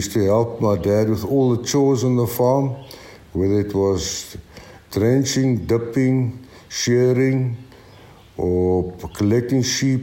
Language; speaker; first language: English; native; English